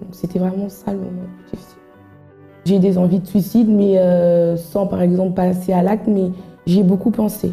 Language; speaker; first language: French; native; French